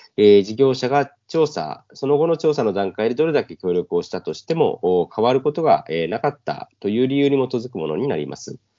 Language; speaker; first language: Japanese; native; Japanese